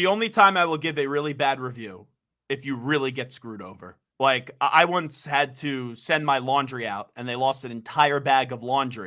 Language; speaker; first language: English; native; English